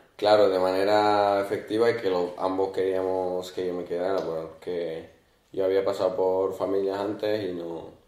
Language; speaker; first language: Spanish; early bilingual, other home language; Arabic